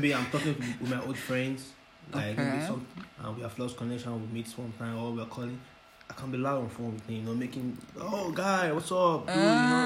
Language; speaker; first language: English; non-native, local second language; Yoruba